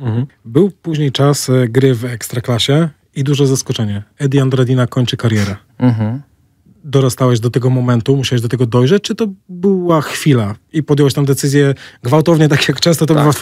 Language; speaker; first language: Polish; native; Polish